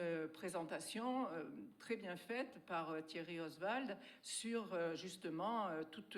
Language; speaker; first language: French; native; French